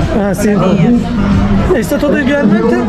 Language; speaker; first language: Spanish; non-native, learner; Turkish